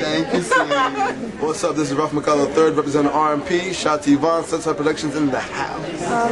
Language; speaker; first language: English; early bilingual, other home language; Spanish